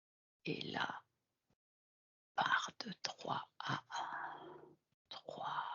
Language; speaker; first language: French; native; French